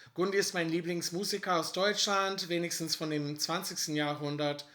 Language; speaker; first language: German; non-native, fluent; English